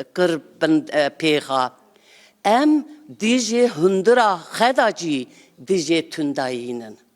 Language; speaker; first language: Kurdish; non-native, local second language; Zaza